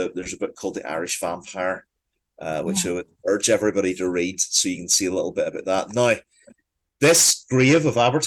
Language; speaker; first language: English; native; English